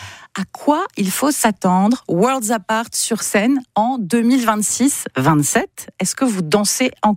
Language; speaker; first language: French; native; French